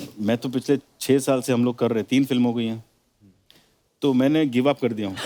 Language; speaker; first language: Hindi; native; Hindi